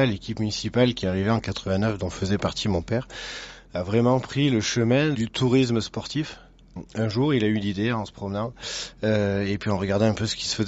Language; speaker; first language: French; native; French